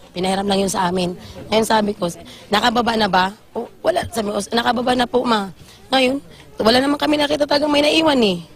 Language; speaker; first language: Filipino; native; Filipino